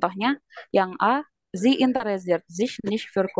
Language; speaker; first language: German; non-native, fluent; Indonesian